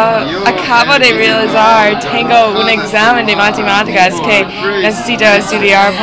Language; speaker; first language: Spanish; non-native, learner; English